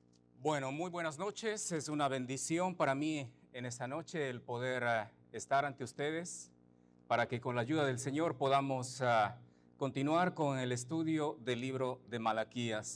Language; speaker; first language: Spanish; native; Spanish